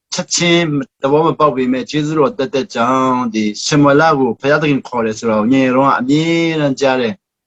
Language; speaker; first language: Burmese; non-native, local second language; Hakha Chin